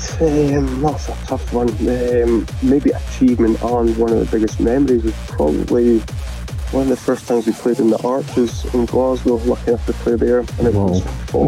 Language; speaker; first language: English; native; English